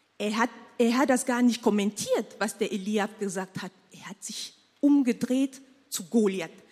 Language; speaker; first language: German; non-native, fluent; French